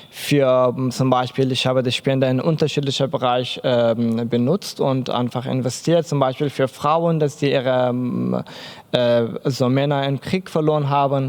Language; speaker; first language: German; non-native, learner; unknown